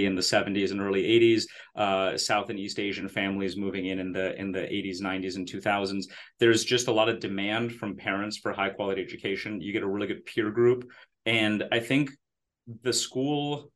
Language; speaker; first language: English; native; English